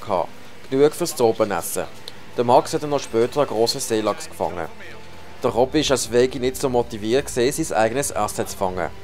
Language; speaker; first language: German; native; German